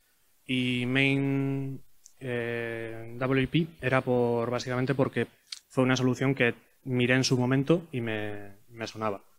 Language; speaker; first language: Spanish; native; Spanish